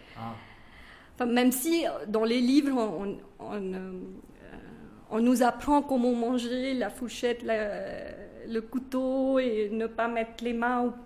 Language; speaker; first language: French; non-native, fluent; Kannada